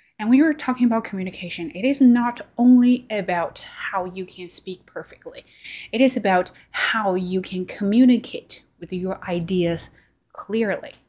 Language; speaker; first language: English; non-native, fluent; Chinese